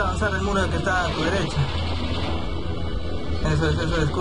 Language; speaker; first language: Spanish; native; Spanish